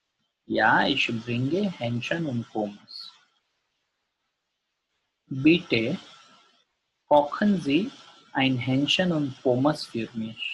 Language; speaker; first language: German; non-native, learner; Gujarati